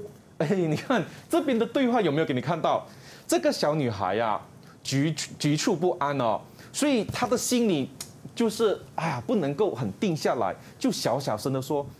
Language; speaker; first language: Chinese; native; Chinese